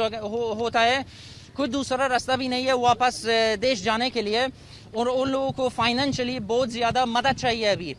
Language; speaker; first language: Hindi; non-native, fluent; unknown